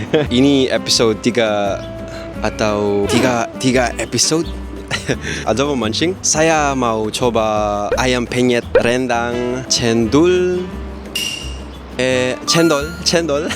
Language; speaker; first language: Indonesian; non-native, learner; Filipino